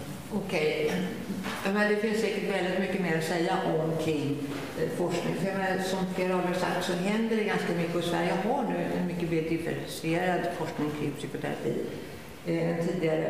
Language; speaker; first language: Swedish; native; Swedish